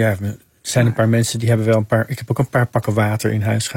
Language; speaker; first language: Dutch; native; Dutch